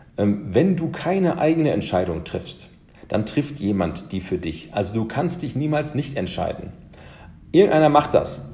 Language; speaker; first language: German; early bilingual, other home language; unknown